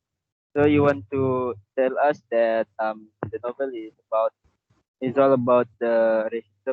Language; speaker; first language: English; non-native, local second language; Malay